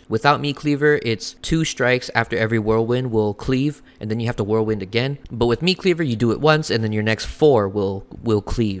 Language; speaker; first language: English; native; English